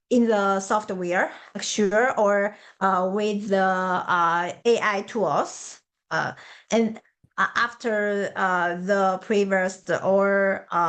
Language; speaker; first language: English; non-native, learner; Chinese